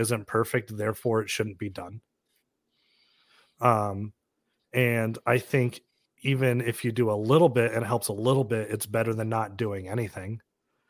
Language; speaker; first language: English; native; English